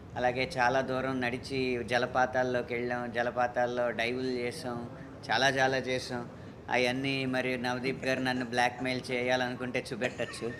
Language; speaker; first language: Telugu; native; Telugu